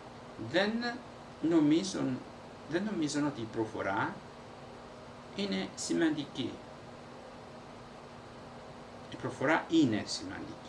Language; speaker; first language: Greek; non-native, fluent; Italian